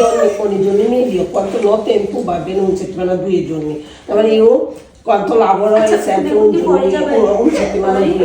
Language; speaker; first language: Italian; non-native, learner; Bangla